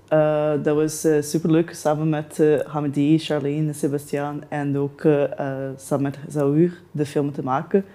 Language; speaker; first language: Dutch; non-native, learner; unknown